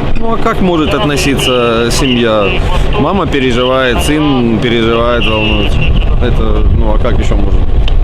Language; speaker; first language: Russian; native; Russian